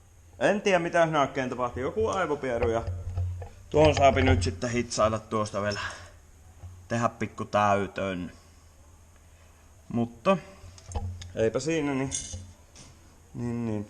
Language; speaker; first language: Finnish; native; Finnish